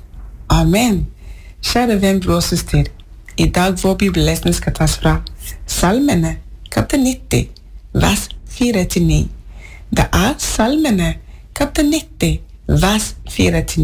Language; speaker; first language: Norwegian; non-native, fluent; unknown